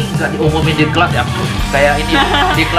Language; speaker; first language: Indonesian; native; Indonesian